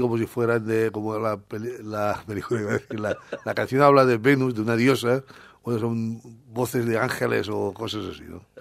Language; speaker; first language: Spanish; native; Spanish